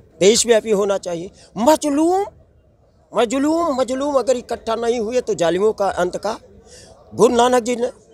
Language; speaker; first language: Hindi; native; Hindi